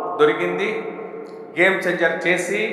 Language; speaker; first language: Telugu; non-native, learner; Tamil